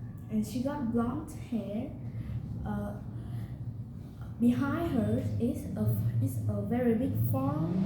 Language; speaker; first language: English; non-native, learner; Vietnamese